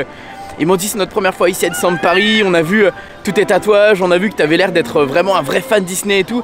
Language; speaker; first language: French; native; French